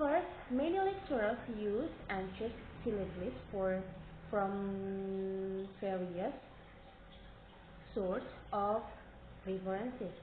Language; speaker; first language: English; non-native, learner; Indonesian